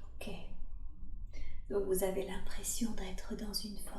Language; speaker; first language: French; native; French